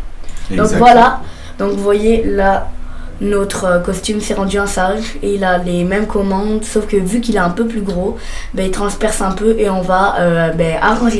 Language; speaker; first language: French; native; French